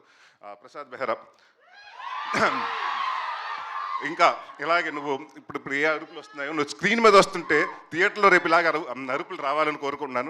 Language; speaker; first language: Telugu; native; Telugu